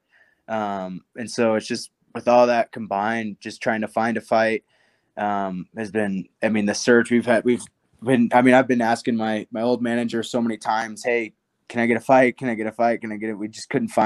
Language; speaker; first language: English; native; English